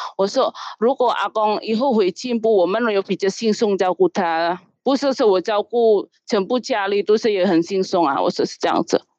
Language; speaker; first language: Chinese; non-native, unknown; Indonesian